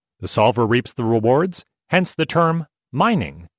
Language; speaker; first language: English; native; English